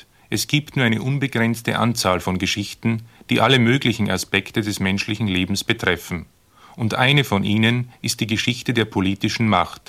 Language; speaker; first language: German; native; German